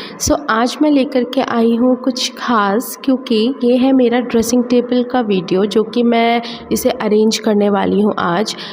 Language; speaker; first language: Hindi; non-native, local second language; Malayalam